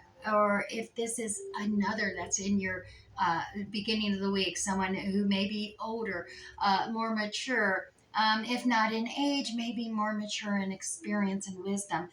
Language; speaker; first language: English; native; English